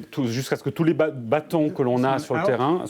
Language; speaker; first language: French; native; French